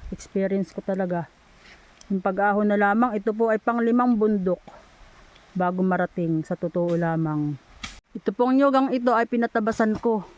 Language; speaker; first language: Filipino; native; Filipino